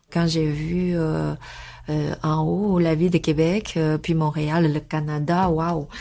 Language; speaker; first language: French; non-native, fluent; Chinese